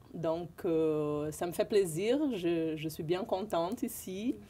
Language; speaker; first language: French; non-native, fluent; Portuguese